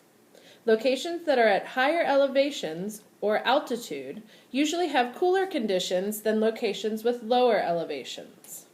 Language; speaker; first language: English; native; English